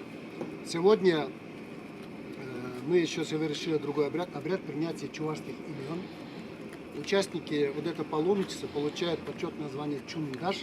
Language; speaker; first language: Russian; non-native, local second language; Chuvash